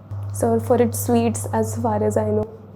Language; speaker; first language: English; non-native, local second language; Hindi